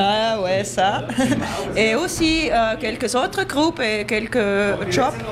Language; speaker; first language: French; non-native, learner; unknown